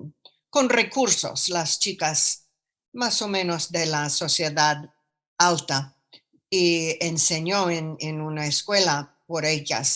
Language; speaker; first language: Spanish; non-native, fluent; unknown